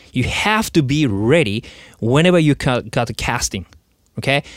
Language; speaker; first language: English; non-native, learner; Japanese